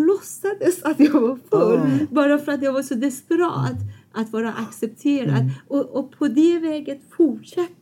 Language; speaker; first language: Swedish; non-native, fluent; Persian